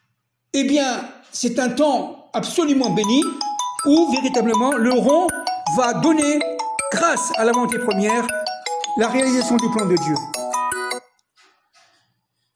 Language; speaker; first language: French; native; French